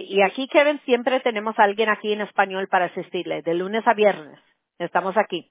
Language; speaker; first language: Spanish; early bilingual, heritage; Spanish